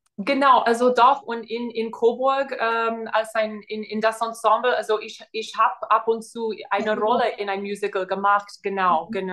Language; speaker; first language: German; non-native, fluent; English